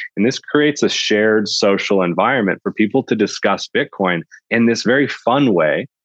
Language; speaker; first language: English; native; English